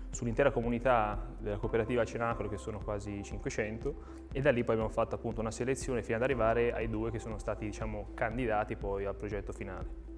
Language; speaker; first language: Italian; native; Italian